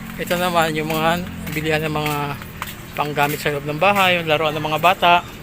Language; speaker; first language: Filipino; native; Filipino